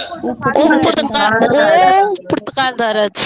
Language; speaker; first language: Persian; non-native, learner; Urdu